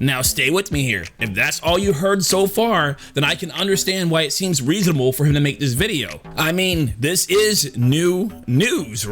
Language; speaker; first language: English; native; English